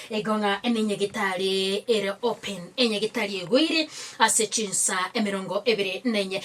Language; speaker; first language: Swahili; non-native, local second language; Gusii